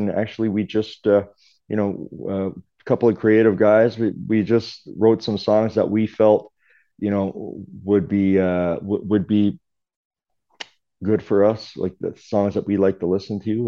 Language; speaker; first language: English; native; English